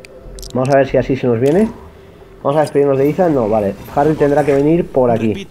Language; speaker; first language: Spanish; native; Spanish